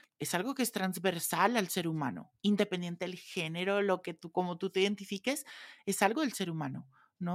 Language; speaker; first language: Spanish; native; Spanish